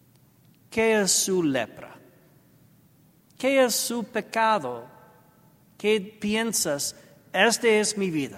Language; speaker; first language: Spanish; non-native, learner; English